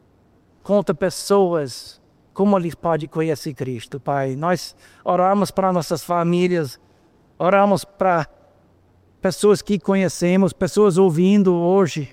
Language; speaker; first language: Portuguese; non-native, fluent; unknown